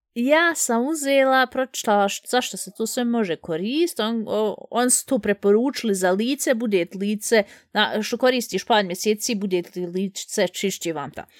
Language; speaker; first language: Bosnian; early bilingual, heritage; Bosnian